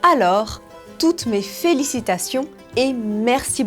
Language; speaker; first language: French; non-native, fluent; Portuguese